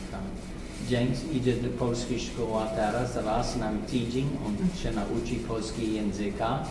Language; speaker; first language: Polish; early bilingual, heritage; English